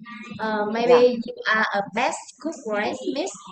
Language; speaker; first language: English; non-native, learner; Vietnamese